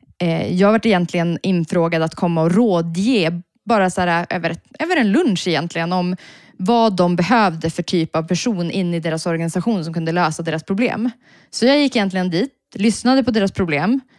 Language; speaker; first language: Swedish; native; Swedish